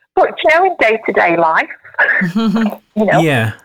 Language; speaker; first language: English; native; English